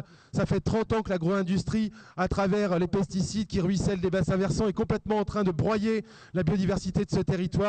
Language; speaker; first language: French; native; French